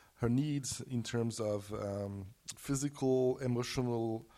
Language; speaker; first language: English; non-native, fluent; French